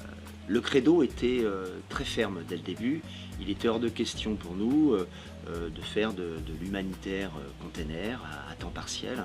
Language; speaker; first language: French; native; French